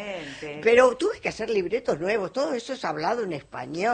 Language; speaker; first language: Spanish; native; Spanish